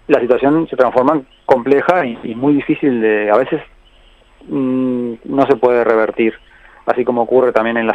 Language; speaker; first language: Spanish; native; Spanish